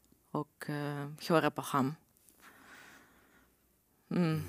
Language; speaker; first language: Norwegian; non-native, learner; Romanian